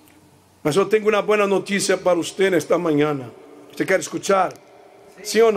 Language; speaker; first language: Portuguese; non-native, learner; Spanish